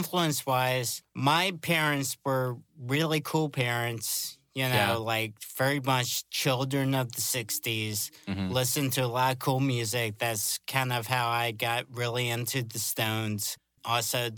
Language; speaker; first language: English; native; English